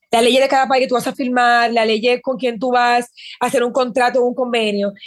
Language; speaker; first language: Spanish; native; Spanish